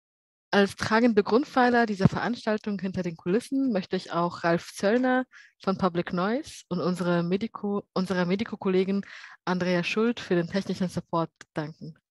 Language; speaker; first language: German; native; German